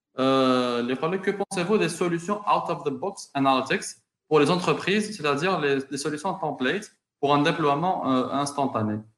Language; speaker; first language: French; non-native, local second language; Arabic